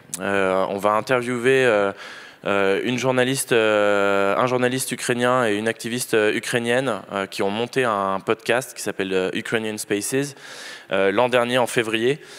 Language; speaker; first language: French; native; French